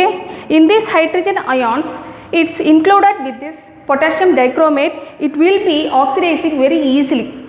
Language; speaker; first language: English; non-native, local second language; Tamil